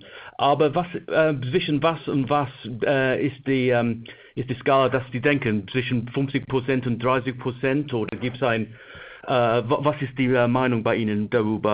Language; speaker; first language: German; non-native, fluent; English